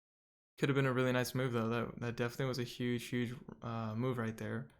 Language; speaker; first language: English; native; English